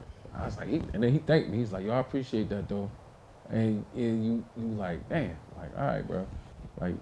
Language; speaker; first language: English; native; English